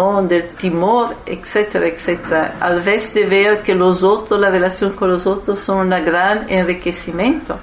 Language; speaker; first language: Spanish; non-native, fluent; Italian